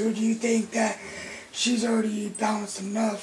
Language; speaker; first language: English; native; English